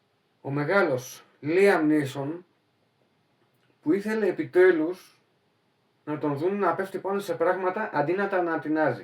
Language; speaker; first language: Greek; native; Greek